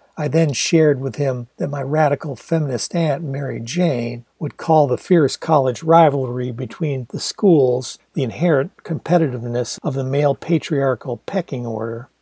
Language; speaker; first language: English; native; English